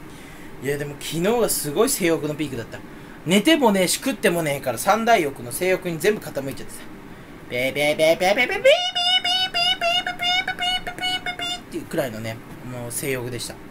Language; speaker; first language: Japanese; native; Japanese